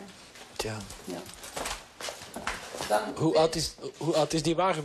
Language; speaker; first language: Dutch; native; Dutch